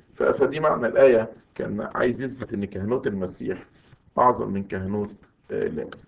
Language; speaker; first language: Arabic; native; Arabic